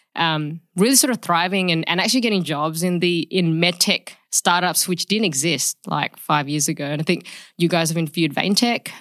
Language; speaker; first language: English; early bilingual, other home language; Indonesian